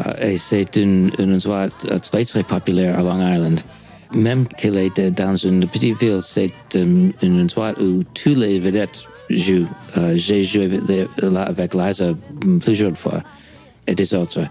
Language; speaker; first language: French; non-native, fluent; English